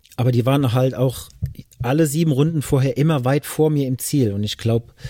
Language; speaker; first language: German; native; German